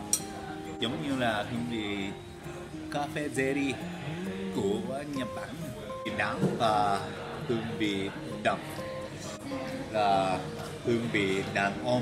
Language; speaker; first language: Vietnamese; non-native, learner; Japanese